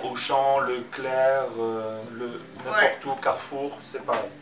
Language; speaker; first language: French; native; French